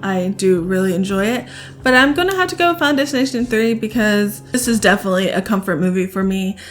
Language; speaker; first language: English; native; English